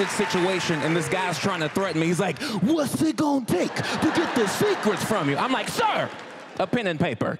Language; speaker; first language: English; native; English